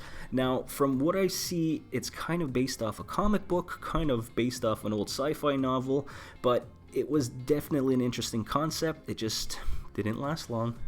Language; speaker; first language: English; native; English